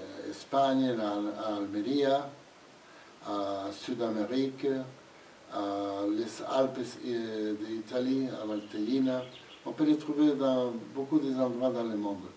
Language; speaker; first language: French; non-native, fluent; Spanish